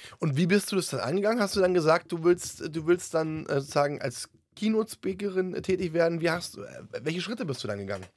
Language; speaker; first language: German; native; German